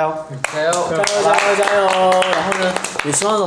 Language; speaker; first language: Chinese; native; Chinese